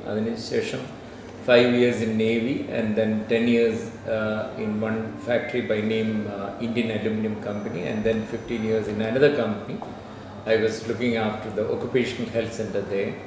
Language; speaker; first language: English; non-native, local second language; Malayalam